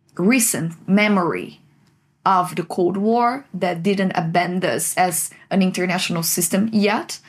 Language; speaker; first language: English; non-native, fluent; Portuguese